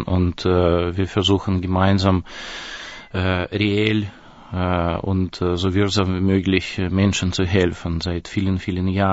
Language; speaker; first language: German; non-native, fluent; Russian